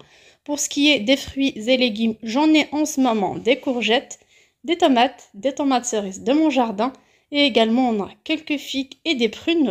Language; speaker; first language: French; native; French